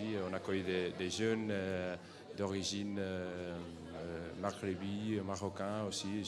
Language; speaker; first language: French; non-native, fluent; Catalan